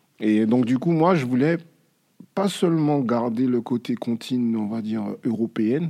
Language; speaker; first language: French; native; French